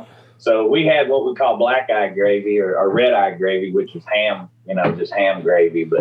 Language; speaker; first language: English; native; English